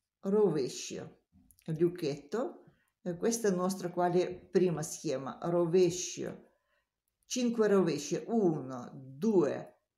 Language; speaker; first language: Italian; non-native, learner; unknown